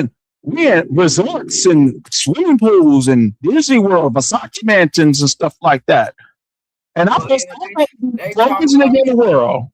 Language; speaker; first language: English; native; English